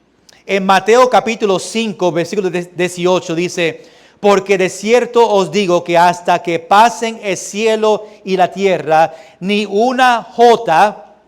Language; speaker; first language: Spanish; early bilingual, heritage; Spanish